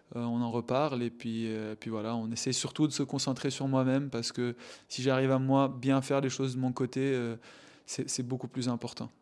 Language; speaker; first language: French; non-native, local second language; Arabic